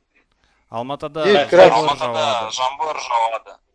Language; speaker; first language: Kazakh; non-native, learner; Russian